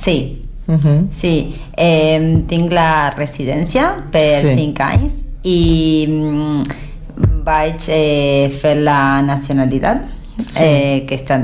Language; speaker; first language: Catalan; non-native, learner; Spanish